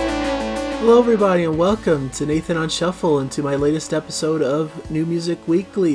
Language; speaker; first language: English; native; English